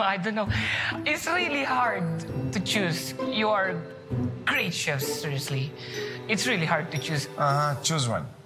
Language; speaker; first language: English; non-native, local second language; Filipino